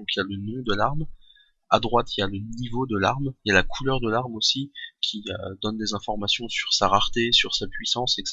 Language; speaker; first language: French; native; French